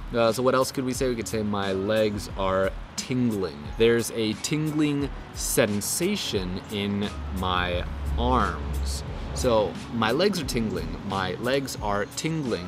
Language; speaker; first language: English; native; English